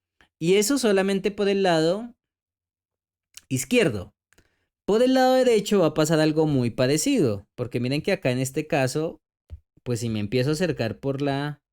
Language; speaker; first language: Spanish; native; Spanish